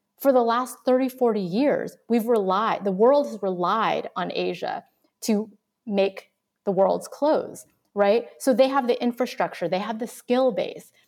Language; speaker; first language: English; early bilingual, other home language; Vietnamese